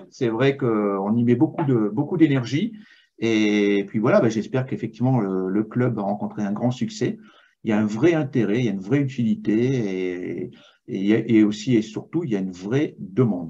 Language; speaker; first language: French; native; French